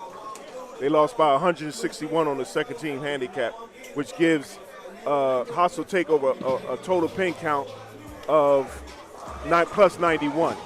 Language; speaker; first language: English; native; English